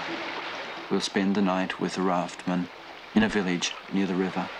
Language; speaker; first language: English; native; English